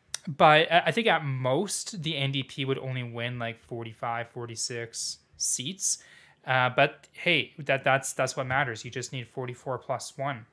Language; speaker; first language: English; native; English